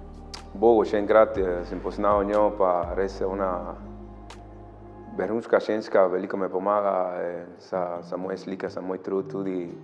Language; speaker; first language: Slovenian; non-native, learner; Spanish